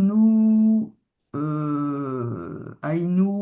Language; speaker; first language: Hebrew; non-native, learner; French